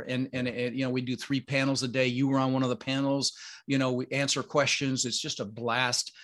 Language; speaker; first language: English; early bilingual, other home language; Dutch